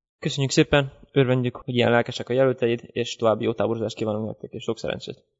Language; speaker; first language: Hungarian; early bilingual, heritage; Hungarian